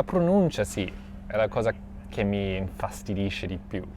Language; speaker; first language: Italian; non-native, fluent; English